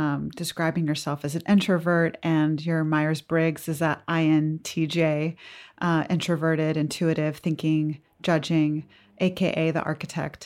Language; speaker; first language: English; native; English